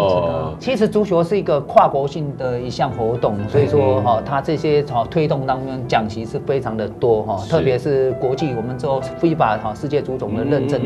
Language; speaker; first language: Chinese; native; Chinese